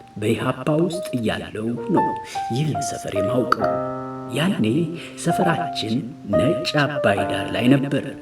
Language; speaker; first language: Amharic; native; Amharic